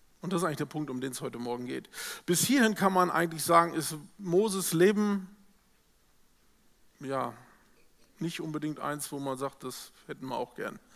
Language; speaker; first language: German; native; German